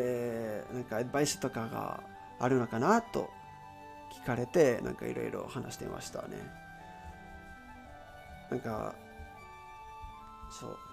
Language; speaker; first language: Japanese; non-native, learner; Spanish